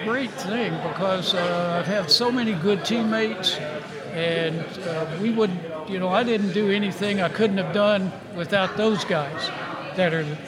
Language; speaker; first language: English; native; English